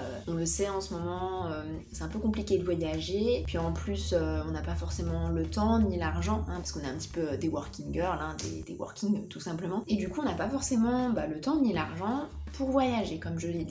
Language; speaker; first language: French; native; French